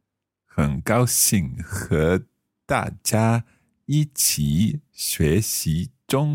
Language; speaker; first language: Chinese; non-native, learner; English